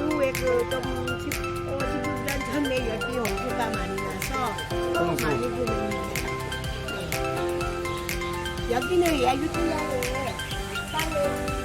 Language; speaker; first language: Korean; non-native, learner; Thai